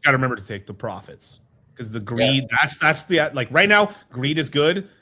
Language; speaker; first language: English; native; English